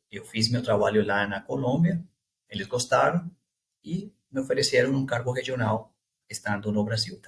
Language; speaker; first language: Portuguese; non-native, fluent; Spanish